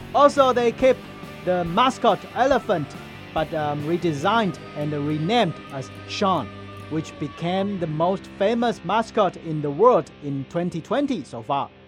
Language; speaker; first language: English; non-native, fluent; Chinese